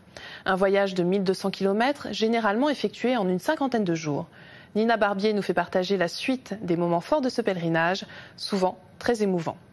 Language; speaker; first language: French; native; French